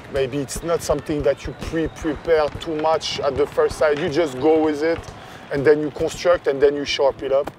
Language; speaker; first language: English; non-native, fluent; French